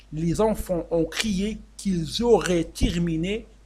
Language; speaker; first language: French; non-native, local second language; Arabic